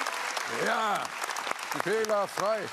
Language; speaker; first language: German; native; German